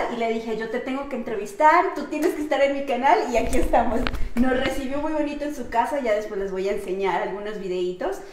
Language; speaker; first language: Spanish; native; Spanish